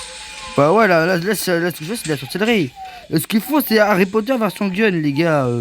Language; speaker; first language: French; native; French